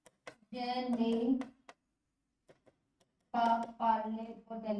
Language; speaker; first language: French; non-native, learner; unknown